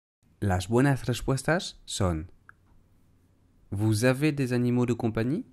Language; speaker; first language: Spanish; non-native, fluent; French